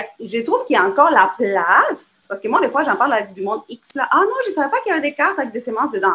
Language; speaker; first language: French; non-native, fluent; Spanish